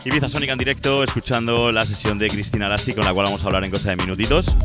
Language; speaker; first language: Spanish; native; Spanish